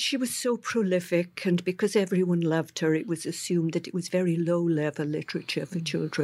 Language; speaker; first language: English; native; English